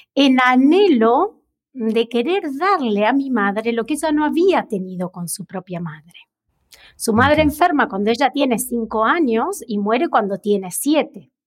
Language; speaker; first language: Spanish; native; Spanish